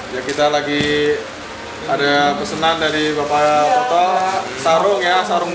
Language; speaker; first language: Indonesian; native; Indonesian